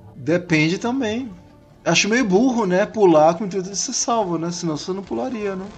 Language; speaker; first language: Portuguese; native; Portuguese